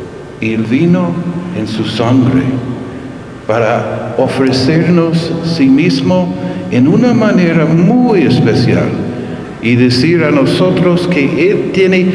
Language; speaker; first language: Spanish; non-native, fluent; English